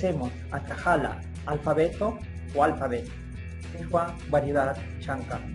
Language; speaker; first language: Spanish; non-native, local second language; Quechua